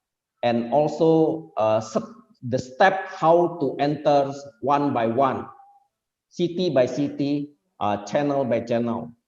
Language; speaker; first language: English; non-native, fluent; Indonesian